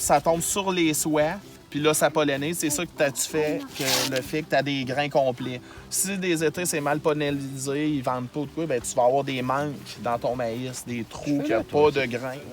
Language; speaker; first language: French; native; French